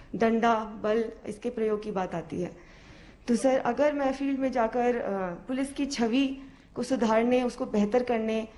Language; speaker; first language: Hindi; native; Hindi